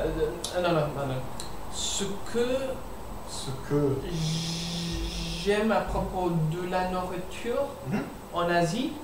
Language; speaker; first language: French; non-native, learner; English